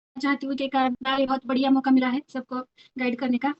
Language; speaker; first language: Hindi; non-native, local second language; Marathi